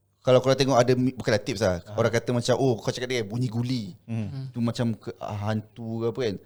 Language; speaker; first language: Malay; native; Malay